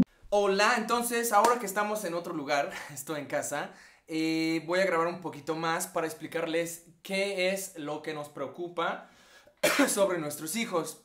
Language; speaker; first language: Spanish; non-native, fluent; English